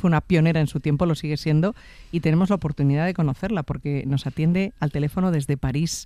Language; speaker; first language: Spanish; native; Spanish